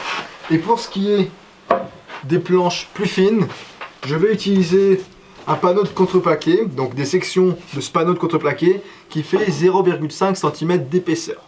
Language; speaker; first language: French; native; French